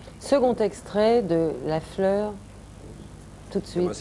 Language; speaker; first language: French; native; French